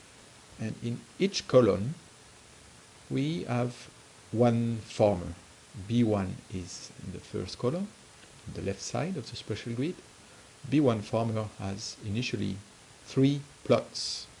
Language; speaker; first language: English; non-native, fluent; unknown